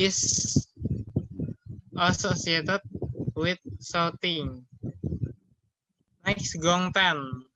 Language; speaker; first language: English; non-native, learner; Indonesian